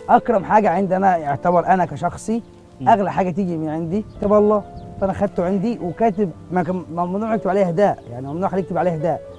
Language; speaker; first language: Egyptian Arabic; native; Egyptian Arabic